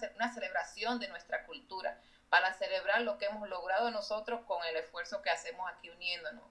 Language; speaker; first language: Spanish; native; Spanish